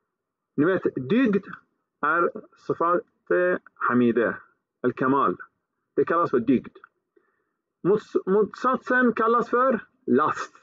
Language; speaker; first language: Swedish; early bilingual, other home language; Arabic